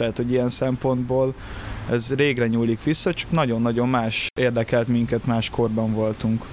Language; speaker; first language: Hungarian; early bilingual, other home language; Portuguese